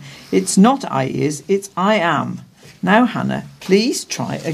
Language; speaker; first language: English; native; English